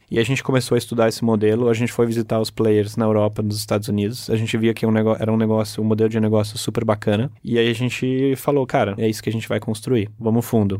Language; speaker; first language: Portuguese; early bilingual, other home language; German